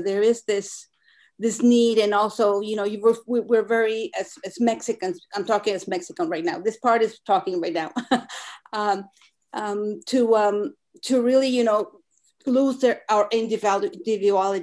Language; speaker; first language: English; non-native, fluent; Spanish